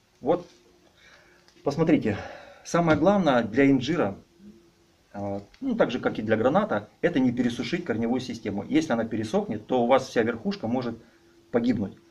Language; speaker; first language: Russian; native; Russian